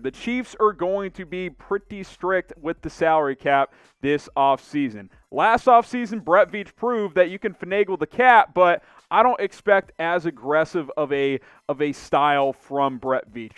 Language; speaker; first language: English; native; English